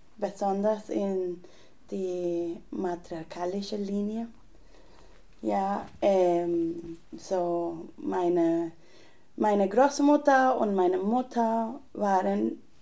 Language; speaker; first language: German; non-native, fluent; Spanish